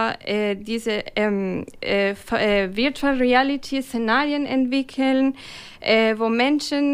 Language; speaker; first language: German; non-native, fluent; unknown